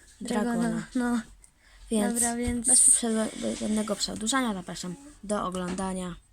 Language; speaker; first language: Polish; native; Polish